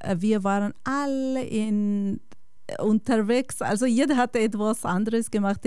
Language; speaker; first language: German; non-native, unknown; Kurdish